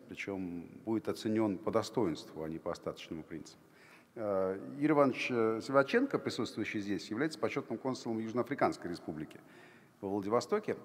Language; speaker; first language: Russian; native; Russian